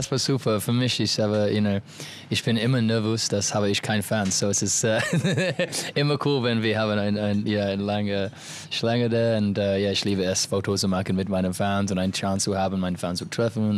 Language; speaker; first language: German; non-native, learner; English